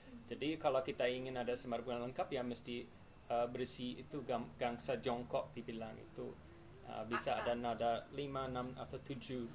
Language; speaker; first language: Indonesian; non-native, fluent; English